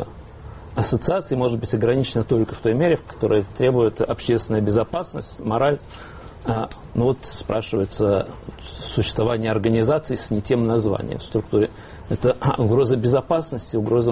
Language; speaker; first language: Russian; native; Russian